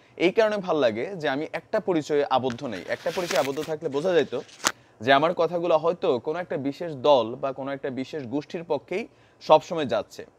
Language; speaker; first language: Bangla; native; Bangla